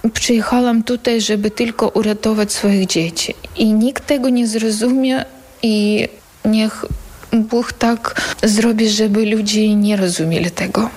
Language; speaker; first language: Polish; non-native, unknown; Ukrainian